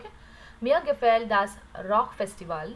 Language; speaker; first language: German; non-native, learner; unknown